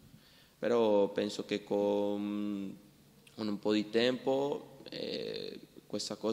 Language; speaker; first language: Italian; non-native, learner; Spanish